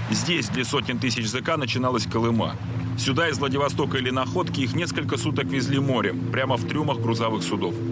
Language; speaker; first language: Russian; native; Russian